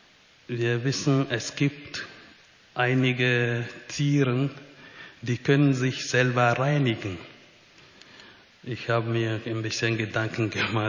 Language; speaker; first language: German; non-native, fluent; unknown